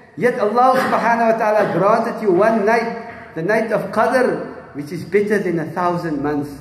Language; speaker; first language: English; native; English